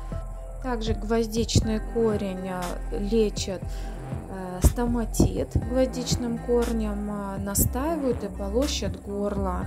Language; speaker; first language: Russian; native; Russian